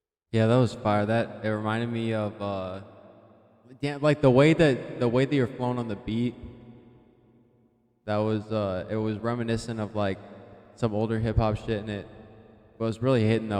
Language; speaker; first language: English; native; English